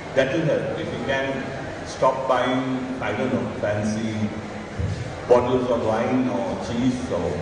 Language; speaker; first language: English; non-native, local second language; Sinhala